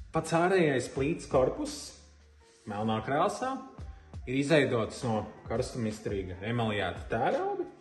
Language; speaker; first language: Latvian; native; Latvian